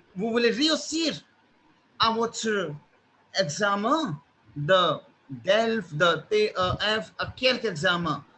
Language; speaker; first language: French; non-native, fluent; Hindi